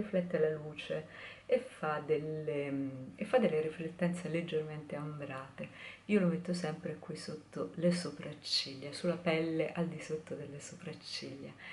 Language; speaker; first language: Italian; native; Italian